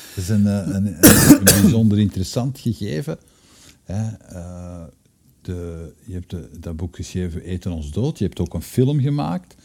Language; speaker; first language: Dutch; native; Dutch